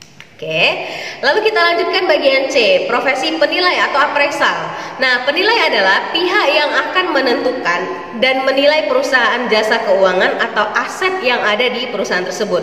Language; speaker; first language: Indonesian; native; Indonesian